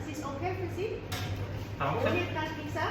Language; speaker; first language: German; non-native, learner; Thai